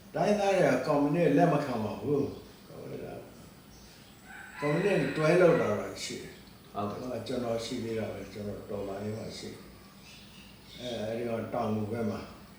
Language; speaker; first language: Burmese; non-native, local second language; S'gaw Karen